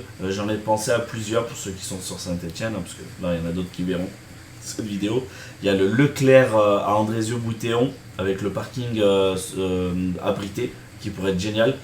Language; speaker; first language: French; native; French